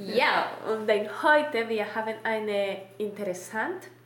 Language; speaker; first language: German; non-native, learner; Spanish